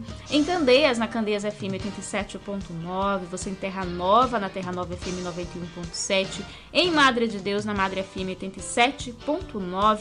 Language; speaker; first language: Portuguese; native; Portuguese